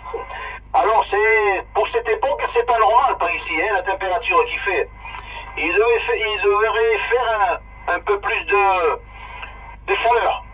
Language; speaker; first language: French; early bilingual, other home language; Spanish